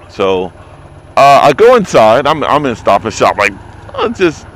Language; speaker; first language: English; native; English